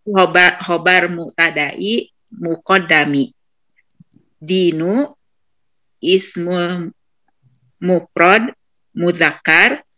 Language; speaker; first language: Arabic; non-native, learner; Indonesian